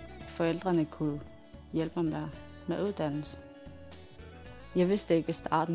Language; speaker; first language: Danish; non-native, local second language; Kalaallisut